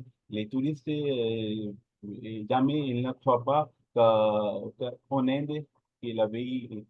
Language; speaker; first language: French; non-native, learner; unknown